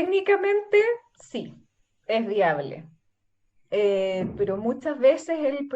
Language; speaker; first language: Spanish; native; Spanish